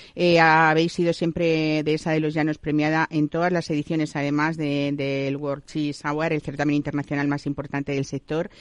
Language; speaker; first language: Spanish; native; Spanish